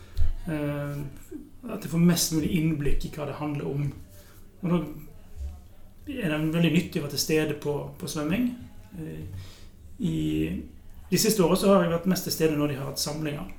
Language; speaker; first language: Norwegian; native; Norwegian